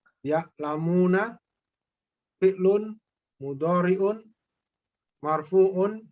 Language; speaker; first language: Arabic; non-native, learner; Indonesian